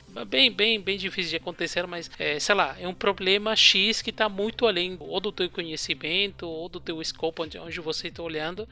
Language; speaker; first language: Portuguese; non-native, fluent; Spanish